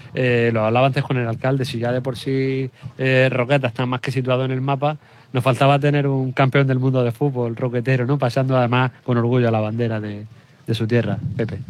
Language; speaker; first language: Spanish; native; Spanish